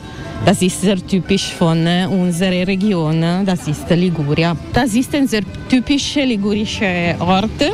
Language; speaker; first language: German; non-native, learner; Italian